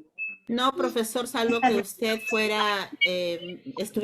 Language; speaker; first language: Spanish; native; Spanish